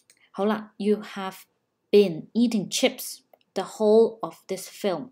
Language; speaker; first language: English; non-native, local second language; Cantonese